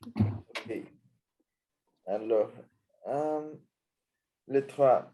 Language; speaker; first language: French; non-native, learner; Spanish